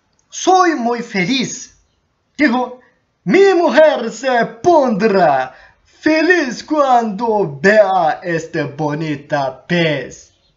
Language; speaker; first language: Spanish; non-native, learner; Turkish